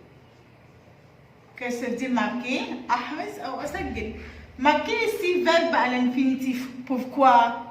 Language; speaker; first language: French; non-native, fluent; Arabic